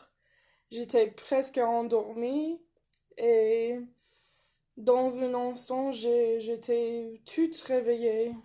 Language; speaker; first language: French; non-native, fluent; English